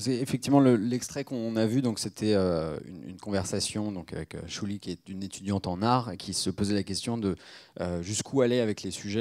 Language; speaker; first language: French; native; French